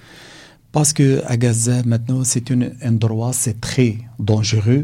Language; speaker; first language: French; non-native, fluent; Arabic